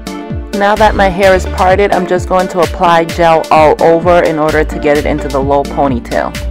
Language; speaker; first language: English; native; English